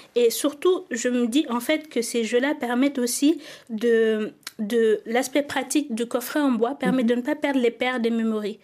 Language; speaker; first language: French; non-native, local second language; Wolof